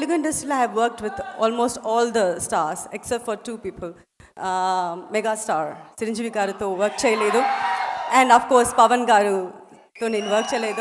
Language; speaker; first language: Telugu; non-native, fluent; Tamil